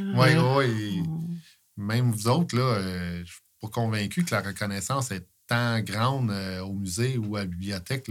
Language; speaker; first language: French; native; French